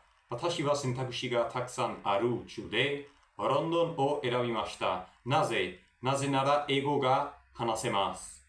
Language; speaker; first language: Japanese; non-native, learner; Spanish